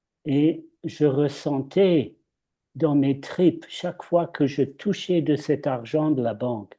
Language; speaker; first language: French; non-native, fluent; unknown